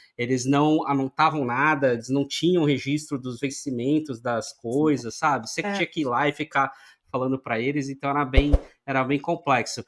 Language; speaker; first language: Portuguese; native; Portuguese